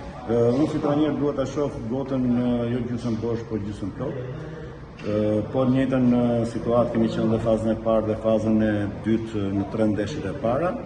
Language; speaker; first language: Albanian; native; Albanian